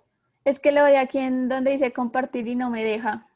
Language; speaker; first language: Spanish; native; Spanish